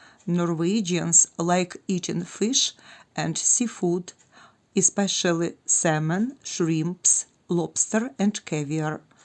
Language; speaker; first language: English; non-native, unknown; Ukrainian